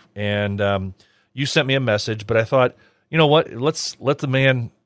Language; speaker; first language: English; native; English